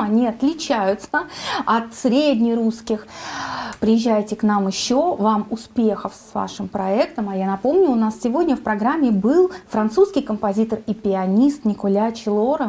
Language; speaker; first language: Russian; native; Russian